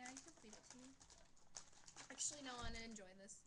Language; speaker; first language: English; native; English